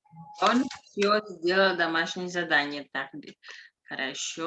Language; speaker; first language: Russian; non-native, fluent; Indonesian